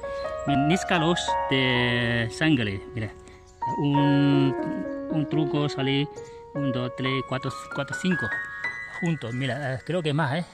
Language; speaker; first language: Spanish; non-native, learner; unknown